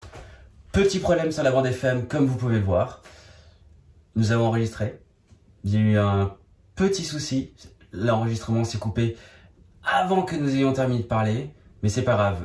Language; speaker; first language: French; native; French